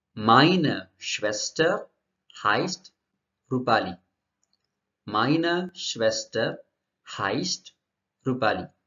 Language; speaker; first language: German; non-native, learner; Marathi